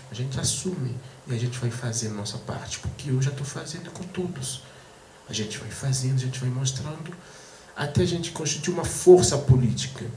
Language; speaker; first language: Portuguese; non-native, fluent; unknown